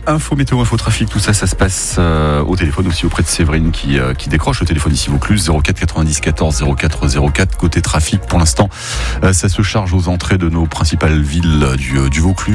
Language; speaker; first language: French; native; French